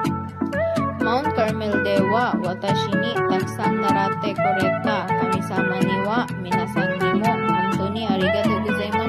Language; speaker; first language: Japanese; non-native, learner; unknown